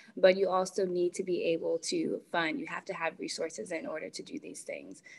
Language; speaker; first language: English; native; English